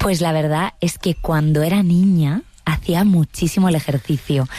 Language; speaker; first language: Spanish; native; Spanish